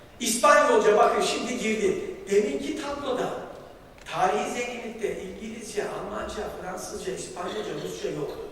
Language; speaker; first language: Turkish; native; Turkish